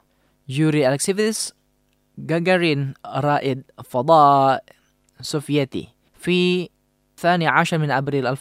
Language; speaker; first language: Arabic; non-native, fluent; Indonesian